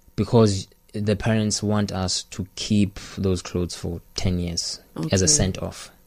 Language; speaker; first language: English; non-native, local second language; Xhosa